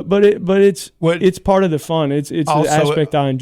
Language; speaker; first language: English; native; English